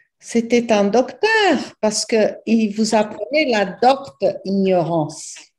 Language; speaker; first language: French; non-native, fluent; Portuguese